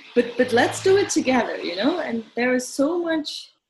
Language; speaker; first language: English; non-native, fluent; Dutch